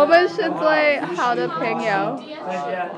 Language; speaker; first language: Chinese; non-native, learner; English